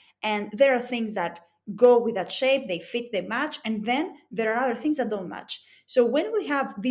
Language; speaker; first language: English; non-native, fluent; Greek